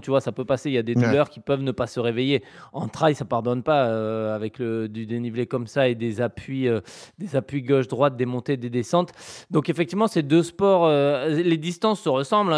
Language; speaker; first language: French; native; French